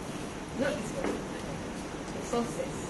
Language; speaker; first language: English; non-native, fluent; Indonesian